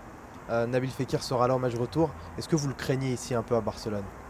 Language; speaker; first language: French; native; French